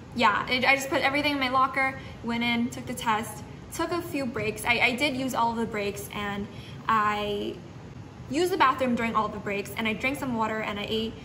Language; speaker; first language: English; early bilingual, other home language; Chinese